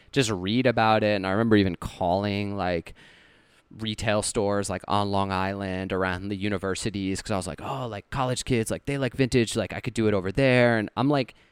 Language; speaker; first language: English; native; English